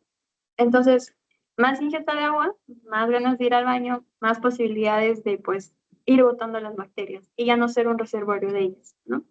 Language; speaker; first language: Spanish; native; Spanish